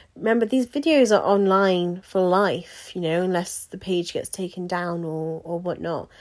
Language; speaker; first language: English; native; English